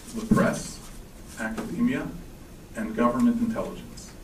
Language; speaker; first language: English; native; English